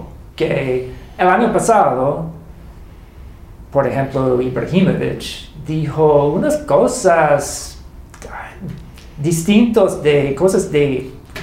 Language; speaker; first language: Spanish; non-native, fluent; English